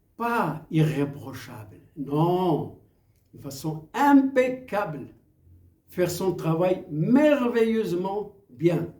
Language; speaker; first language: French; non-native, local second language; Arabic